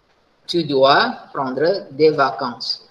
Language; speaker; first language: French; non-native, fluent; Indonesian